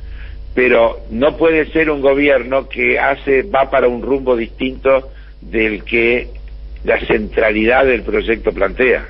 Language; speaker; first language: Spanish; native; Spanish